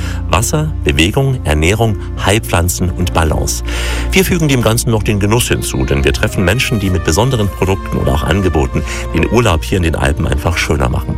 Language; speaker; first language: German; native; German